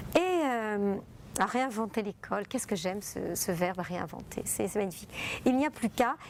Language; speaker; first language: French; non-native, fluent; Italian